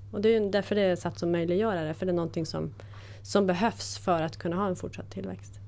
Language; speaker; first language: Swedish; native; Swedish